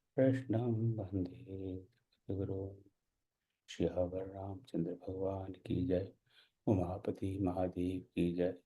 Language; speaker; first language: Hindi; native; Hindi